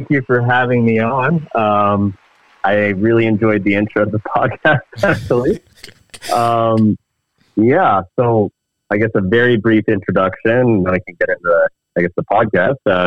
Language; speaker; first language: English; native; English